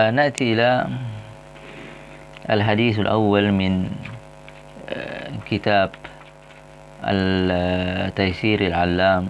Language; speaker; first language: Arabic; non-native, fluent; Indonesian